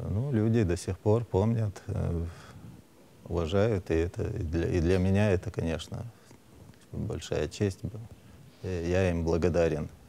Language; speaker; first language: Russian; non-native, local second language; Chechen